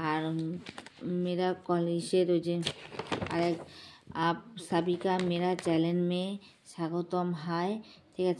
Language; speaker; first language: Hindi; non-native, learner; Bangla